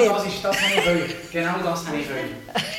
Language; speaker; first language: German; native; German